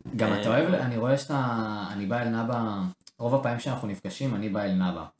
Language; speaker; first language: Hebrew; native; Hebrew